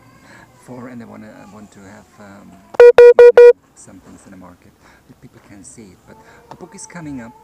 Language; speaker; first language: English; non-native, fluent; German